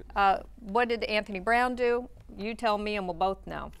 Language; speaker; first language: English; native; English